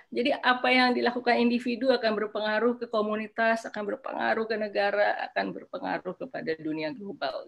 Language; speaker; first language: Indonesian; native; Indonesian